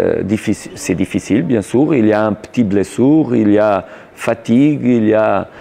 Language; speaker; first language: French; non-native, learner; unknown